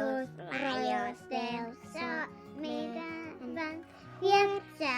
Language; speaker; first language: Spanish; non-native, learner; English